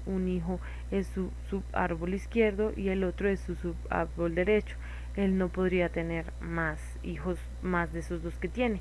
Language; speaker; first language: Spanish; native; Spanish